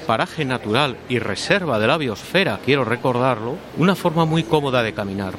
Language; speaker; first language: Spanish; native; Spanish